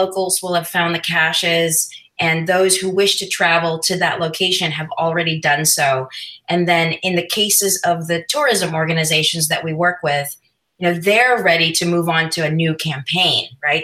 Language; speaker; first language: English; non-native, local second language; Filipino